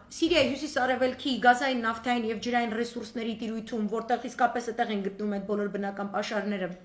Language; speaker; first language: Armenian; native; Armenian